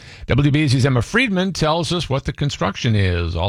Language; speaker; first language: English; native; English